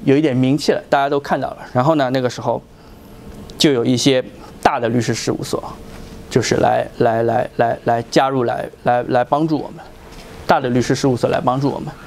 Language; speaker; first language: Chinese; native; Chinese